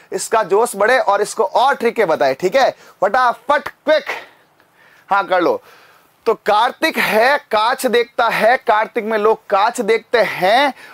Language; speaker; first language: Hindi; native; Hindi